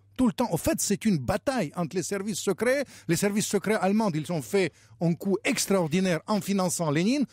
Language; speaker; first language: French; non-native, fluent; Russian